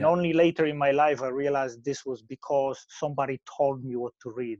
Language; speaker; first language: English; non-native, fluent; Polish